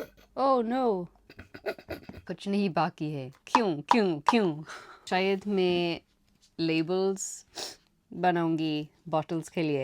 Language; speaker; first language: Hindi; non-native, learner; English